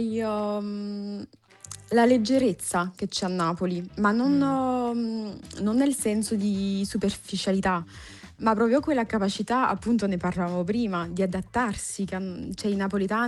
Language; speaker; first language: Italian; non-native, fluent; French